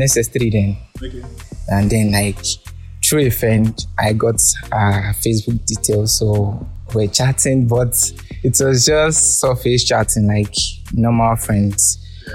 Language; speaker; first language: English; non-native, local second language; Yoruba